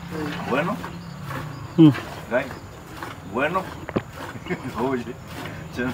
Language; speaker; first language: Spanish; native; Spanish